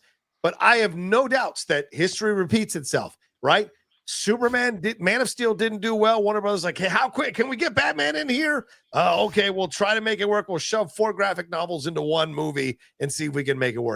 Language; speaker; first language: English; native; English